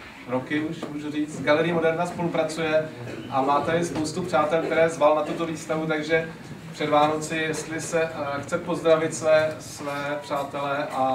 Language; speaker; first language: Czech; native; Czech